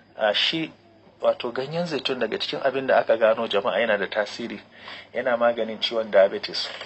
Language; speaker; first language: Hausa; native; Hausa